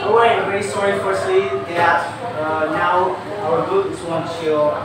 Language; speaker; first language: English; non-native, learner; Indonesian